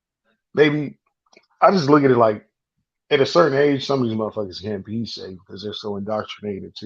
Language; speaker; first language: English; native; English